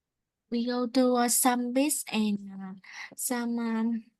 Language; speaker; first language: English; non-native, learner; Vietnamese